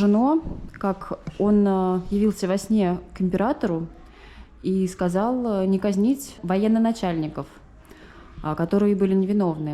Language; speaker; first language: Russian; native; Russian